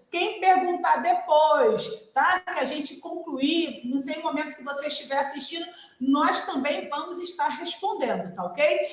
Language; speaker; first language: Portuguese; native; Portuguese